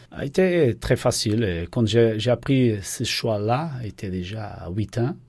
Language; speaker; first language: French; non-native, fluent; Portuguese